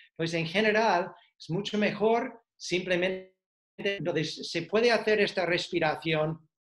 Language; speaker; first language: Spanish; non-native, fluent; English